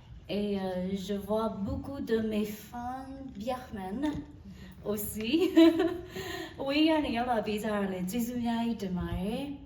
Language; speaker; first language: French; non-native, learner; Burmese